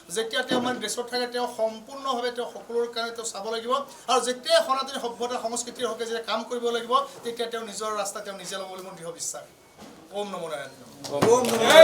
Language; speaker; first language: Assamese; native; Assamese